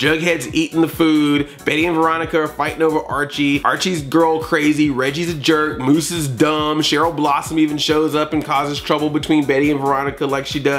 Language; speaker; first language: English; native; English